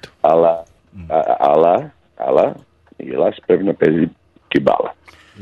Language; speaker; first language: Greek; early bilingual, heritage; Greek